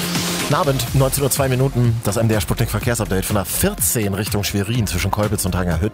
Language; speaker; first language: German; native; German